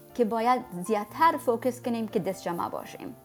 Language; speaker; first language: Persian; early bilingual, heritage; Persian